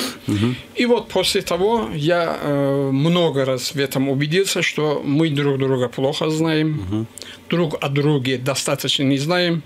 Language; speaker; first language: Russian; non-native, local second language; Azerbaijani